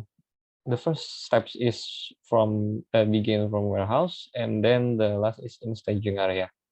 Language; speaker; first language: English; non-native, learner; Indonesian